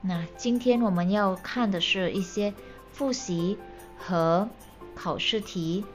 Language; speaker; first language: Chinese; non-native, fluent; Indonesian